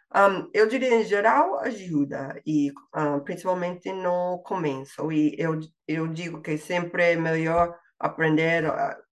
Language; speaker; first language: Portuguese; non-native, fluent; English